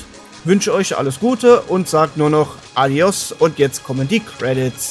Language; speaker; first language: German; native; German